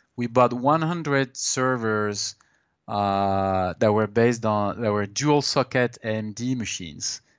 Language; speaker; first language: English; non-native, fluent; French